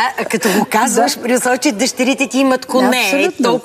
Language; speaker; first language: Bulgarian; native; Bulgarian